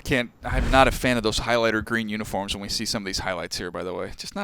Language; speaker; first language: English; native; English